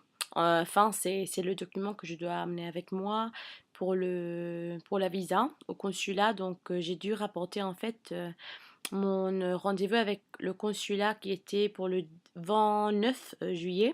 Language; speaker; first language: French; non-native, fluent; English